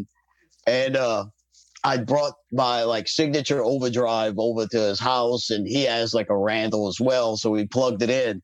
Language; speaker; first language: English; native; English